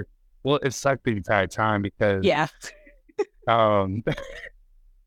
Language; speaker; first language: English; native; English